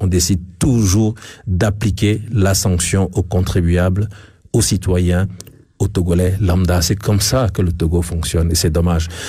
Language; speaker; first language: French; non-native, local second language; Ewe